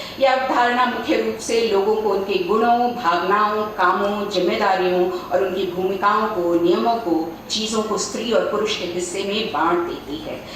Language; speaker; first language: Hindi; native; Hindi